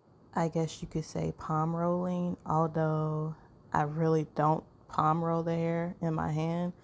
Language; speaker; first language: English; native; English